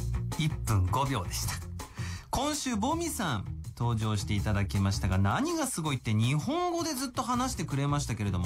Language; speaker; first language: Japanese; native; Japanese